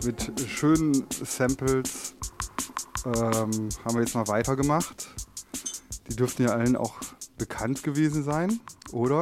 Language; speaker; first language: German; native; German